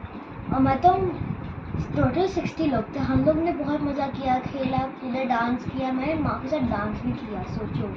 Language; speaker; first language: Hindi; native; Hindi